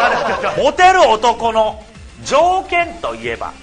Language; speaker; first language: Japanese; native; Japanese